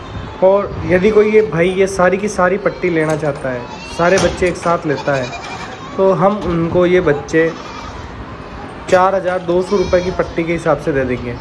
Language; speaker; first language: Hindi; native; Hindi